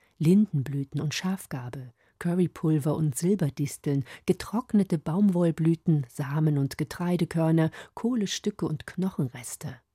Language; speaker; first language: German; native; German